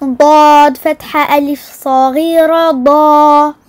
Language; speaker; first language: Arabic; non-native, learner; French